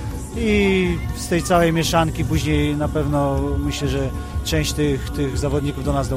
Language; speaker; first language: Polish; native; Polish